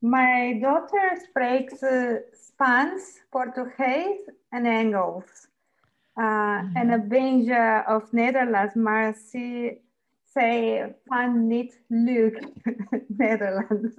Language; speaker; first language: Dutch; non-native, learner; Spanish